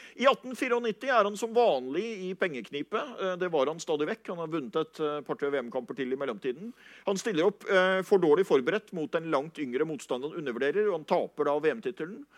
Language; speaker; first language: Norwegian; native; Norwegian